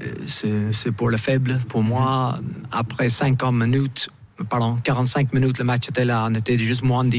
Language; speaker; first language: French; non-native, fluent; English